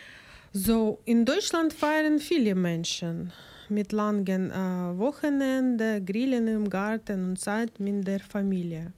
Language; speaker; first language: German; non-native, learner; Ukrainian